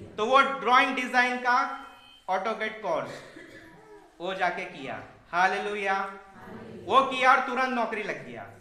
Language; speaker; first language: Hindi; native; Hindi